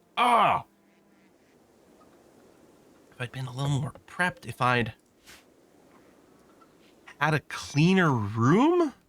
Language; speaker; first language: English; native; English